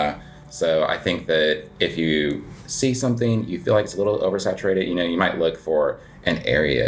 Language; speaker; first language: English; native; English